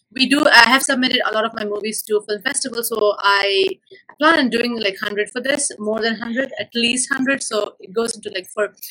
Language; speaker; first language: English; non-native, local second language; Malayalam